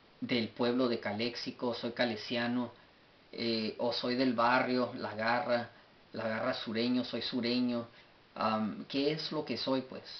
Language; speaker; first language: Spanish; early bilingual, heritage; Spanish